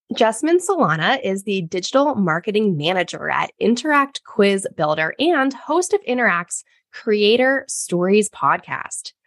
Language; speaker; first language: English; native; English